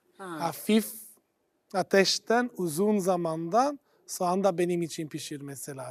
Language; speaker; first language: Turkish; non-native, fluent; Italian